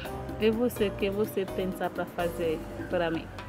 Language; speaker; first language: Portuguese; non-native, learner; Haitian Creole